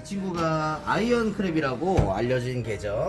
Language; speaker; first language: Korean; native; Korean